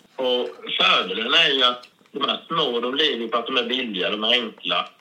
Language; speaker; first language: Swedish; native; Swedish